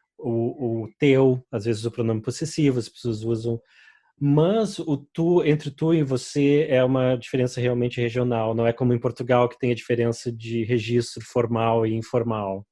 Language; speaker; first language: Portuguese; native; Portuguese